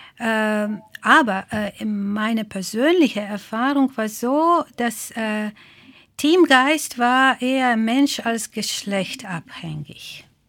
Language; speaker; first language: German; non-native, fluent; Croatian